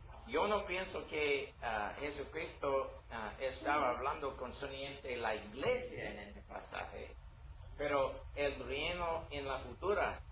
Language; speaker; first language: Spanish; non-native, learner; English